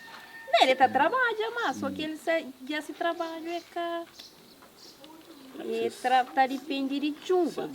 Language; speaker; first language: Portuguese; non-native, local second language; Kabuverdianu